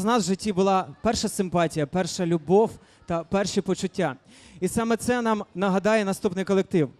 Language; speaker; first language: Ukrainian; native; Ukrainian